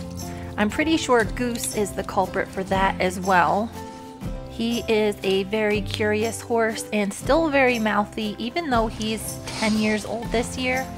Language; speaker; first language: English; native; English